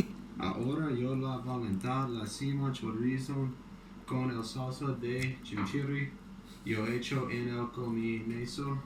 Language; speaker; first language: Spanish; non-native, learner; English